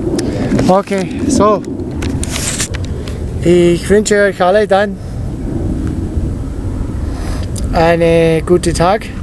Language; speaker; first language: German; non-native, fluent; Italian